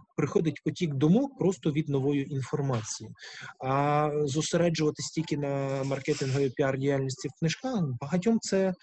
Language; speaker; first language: Ukrainian; non-native, local second language; Russian